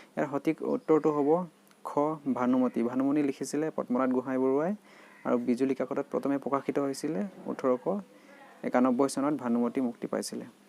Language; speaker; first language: Assamese; native; Assamese